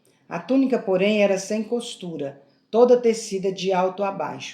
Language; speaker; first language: Portuguese; native; Portuguese